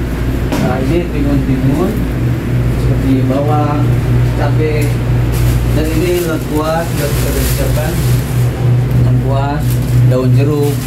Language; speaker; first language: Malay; non-native, local second language; Sundanese